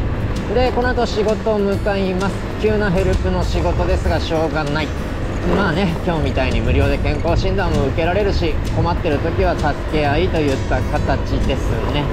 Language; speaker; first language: Japanese; native; Japanese